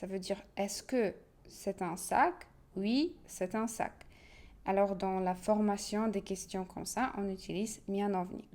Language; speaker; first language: French; non-native, fluent; Polish